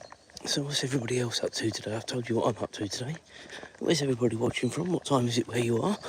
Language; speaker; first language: English; native; English